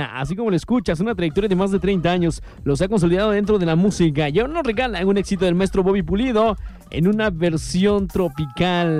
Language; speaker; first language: Spanish; native; Spanish